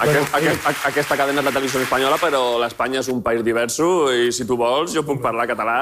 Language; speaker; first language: Catalan; non-native, local second language; Spanish